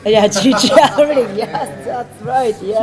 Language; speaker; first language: English; non-native, learner; Japanese